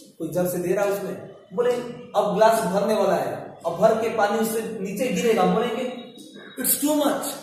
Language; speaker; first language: Hindi; native; Hindi